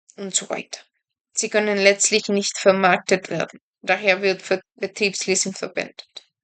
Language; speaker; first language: German; non-native, learner; Spanish